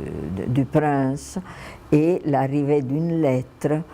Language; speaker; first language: French; non-native, fluent; Italian